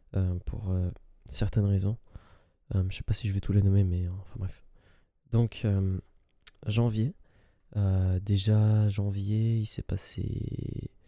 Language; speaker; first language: French; early bilingual, other home language; Arabic